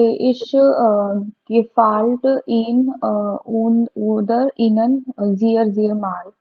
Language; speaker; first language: German; non-native, learner; Hindi